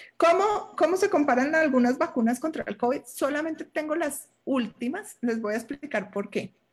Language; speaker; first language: Spanish; native; Spanish